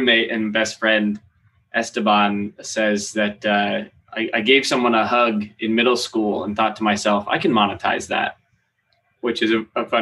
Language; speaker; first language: English; native; English